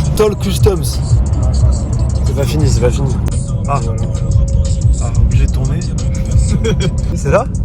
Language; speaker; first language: French; native; French